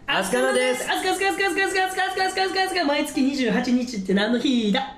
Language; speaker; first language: Japanese; native; Japanese